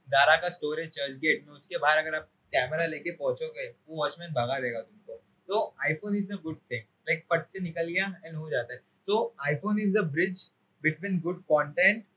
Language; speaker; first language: Hindi; non-native, local second language; Marathi